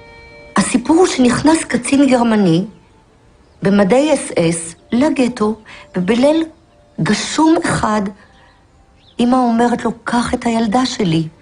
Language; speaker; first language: Hebrew; early bilingual, other home language; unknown